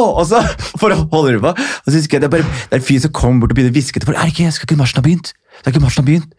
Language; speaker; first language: Norwegian; early bilingual, other home language; Somali